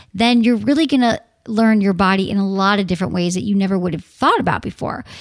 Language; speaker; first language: English; native; English